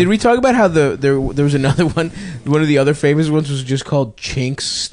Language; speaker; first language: English; native; English